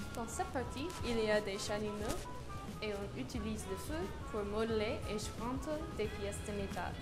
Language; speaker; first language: French; non-native, learner; English